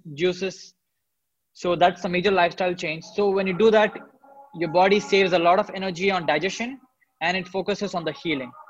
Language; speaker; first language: English; non-native, local second language; Hindi